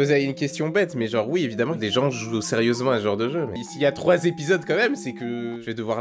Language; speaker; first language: French; native; French